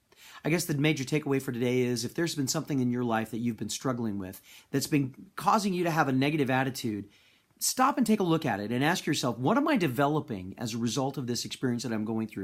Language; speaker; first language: English; native; English